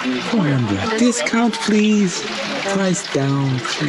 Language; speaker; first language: English; non-native, learner; Korean